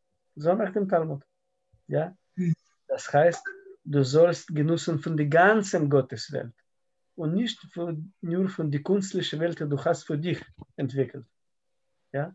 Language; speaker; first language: German; non-native, fluent; Russian